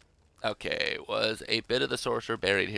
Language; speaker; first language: English; native; English